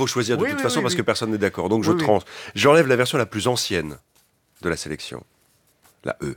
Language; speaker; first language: French; native; French